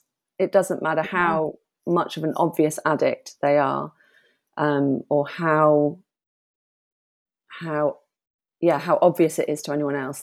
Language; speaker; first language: English; native; English